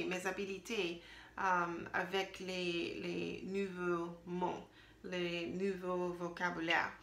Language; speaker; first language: French; non-native, learner; English